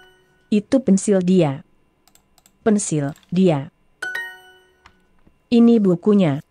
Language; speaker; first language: Indonesian; non-native, learner; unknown